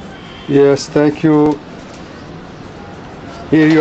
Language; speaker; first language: English; non-native, learner; Berber languages